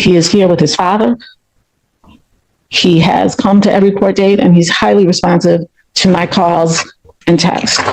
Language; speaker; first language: English; native; English